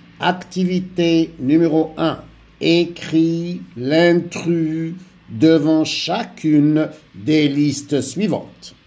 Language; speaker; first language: French; non-native, local second language; Arabic